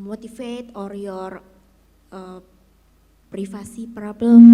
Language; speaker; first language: English; non-native, learner; Indonesian